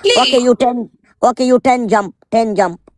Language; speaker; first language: English; non-native, learner; Urdu